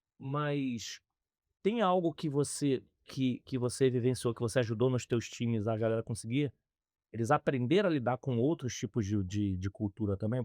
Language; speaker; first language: Portuguese; native; Portuguese